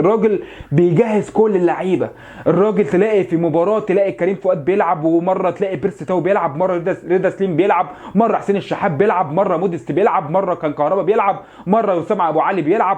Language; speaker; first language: Arabic; native; Arabic